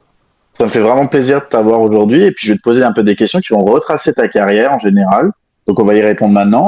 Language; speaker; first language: French; native; French